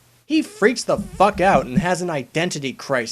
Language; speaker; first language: English; native; English